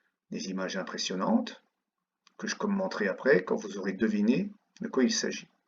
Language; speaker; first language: French; native; French